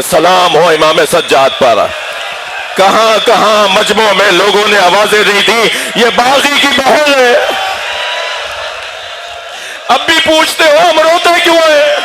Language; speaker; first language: Urdu; native; Urdu